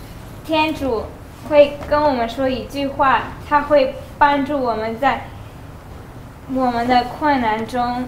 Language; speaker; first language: Chinese; early bilingual, other home language; Spanish